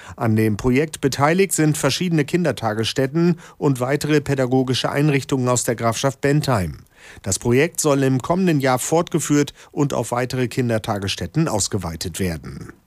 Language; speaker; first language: German; native; German